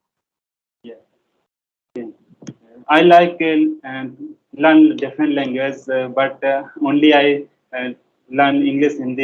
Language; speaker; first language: English; non-native, learner; Hindi